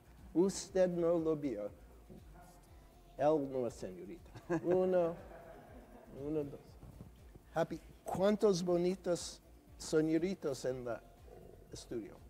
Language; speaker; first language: Spanish; non-native, learner; English